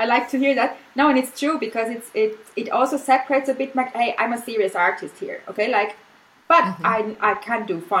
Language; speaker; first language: English; non-native, fluent; German